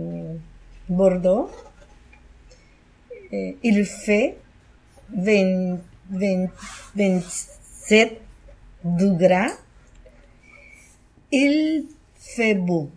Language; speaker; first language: French; non-native, learner; Spanish